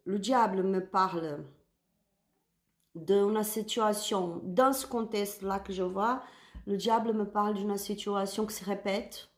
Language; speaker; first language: French; non-native, learner; Spanish